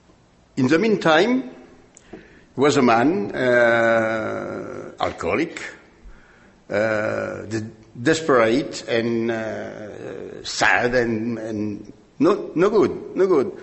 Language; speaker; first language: English; non-native, learner; French